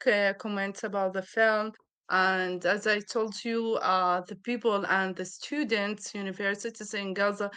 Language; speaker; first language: English; non-native, learner; Arabic